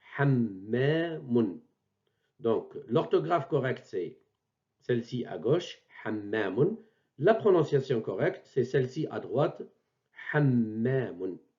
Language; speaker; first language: French; non-native, local second language; Arabic